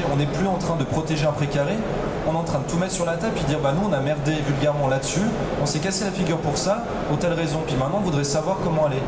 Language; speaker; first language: French; native; French